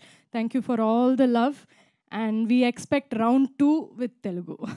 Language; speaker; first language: Telugu; non-native, local second language; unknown